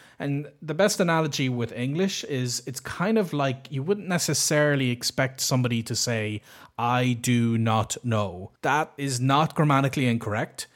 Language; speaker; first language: English; native; English